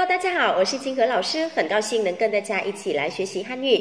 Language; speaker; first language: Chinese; non-native, fluent; Vietnamese